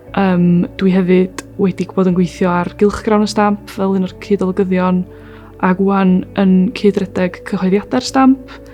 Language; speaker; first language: Welsh; native; Welsh